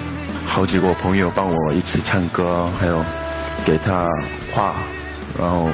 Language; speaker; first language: Chinese; non-native, fluent; Korean